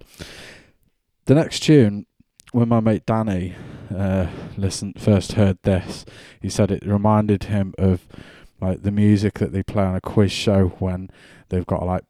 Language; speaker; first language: English; native; English